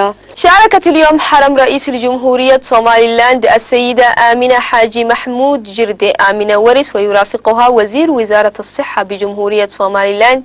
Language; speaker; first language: Arabic; non-native, local second language; Somali